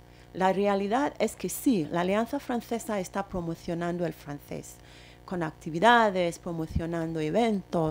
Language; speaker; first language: Spanish; non-native, fluent; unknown